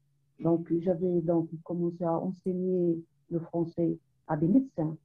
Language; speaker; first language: French; non-native, local second language; Arabic